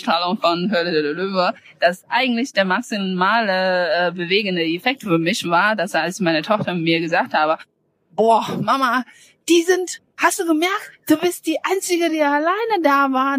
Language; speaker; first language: German; non-native, fluent; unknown